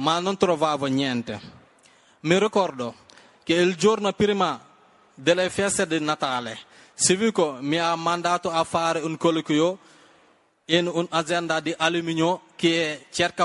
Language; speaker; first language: Italian; non-native, learner; Wolof